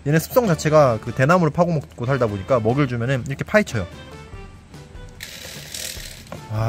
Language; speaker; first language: Korean; native; Korean